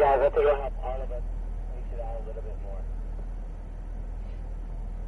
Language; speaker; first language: English; native; English